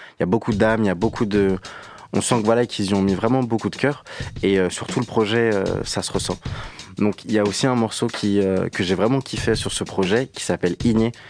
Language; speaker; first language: French; native; French